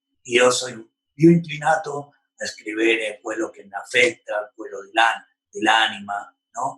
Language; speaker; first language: Italian; non-native, learner; Spanish